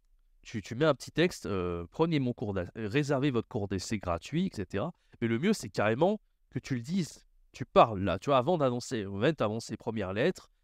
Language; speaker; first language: French; native; French